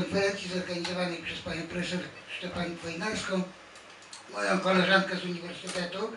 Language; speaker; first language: Polish; native; Polish